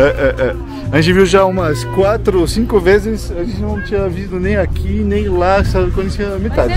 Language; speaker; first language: Portuguese; non-native, fluent; French